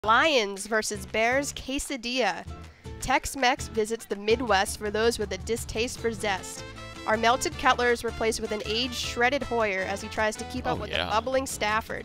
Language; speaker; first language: English; native; English